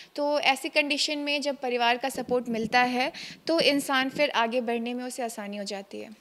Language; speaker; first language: Hindi; native; Hindi